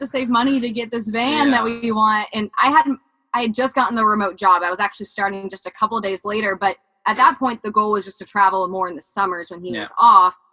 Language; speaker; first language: English; native; English